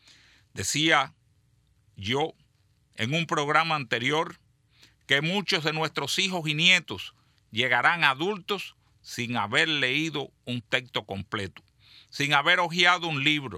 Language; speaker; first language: Spanish; native; Spanish